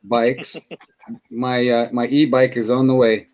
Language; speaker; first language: English; native; English